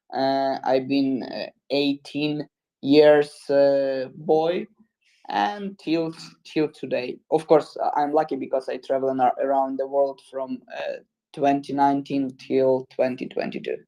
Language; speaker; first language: English; non-native, learner; Ukrainian